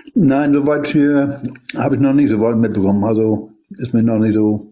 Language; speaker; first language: German; non-native, fluent; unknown